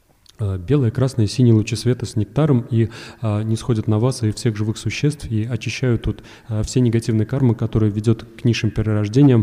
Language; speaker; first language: Russian; native; Russian